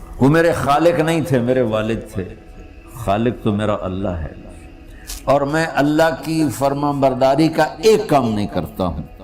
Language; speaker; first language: Urdu; non-native, local second language; Punjabi